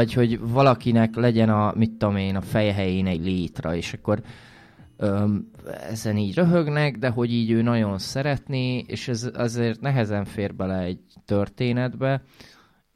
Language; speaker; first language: Hungarian; native; Hungarian